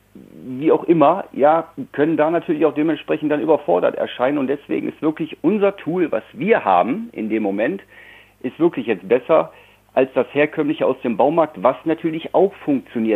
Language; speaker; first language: German; native; German